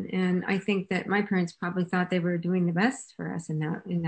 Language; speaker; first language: English; native; English